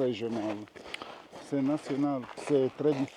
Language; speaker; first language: French; non-native, learner; Italian